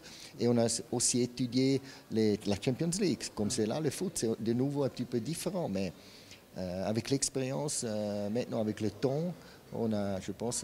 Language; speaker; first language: French; non-native, fluent; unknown